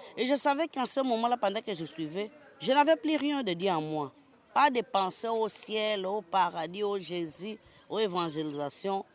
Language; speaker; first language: French; non-native, local second language; Lingala